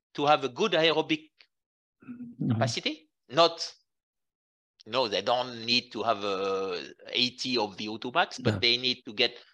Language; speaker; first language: English; non-native, fluent; French